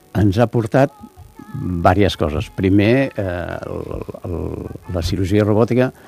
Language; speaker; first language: Catalan; native; Catalan